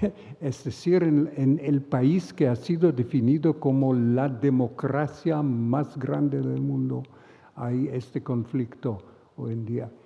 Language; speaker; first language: Spanish; non-native, fluent; Hebrew